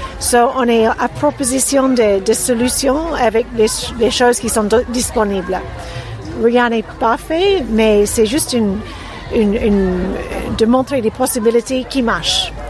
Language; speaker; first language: French; non-native, fluent; English